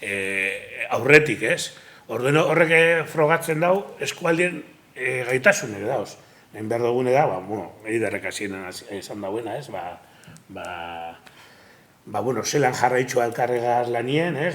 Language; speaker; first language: Basque; native; Basque